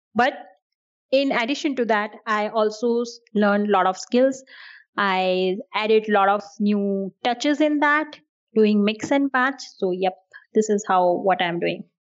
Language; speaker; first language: English; non-native, local second language; Hindi